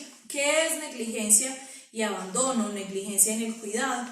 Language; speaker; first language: Spanish; native; Spanish